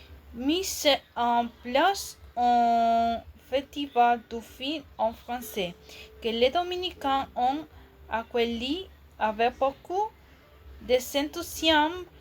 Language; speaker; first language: French; non-native, learner; Spanish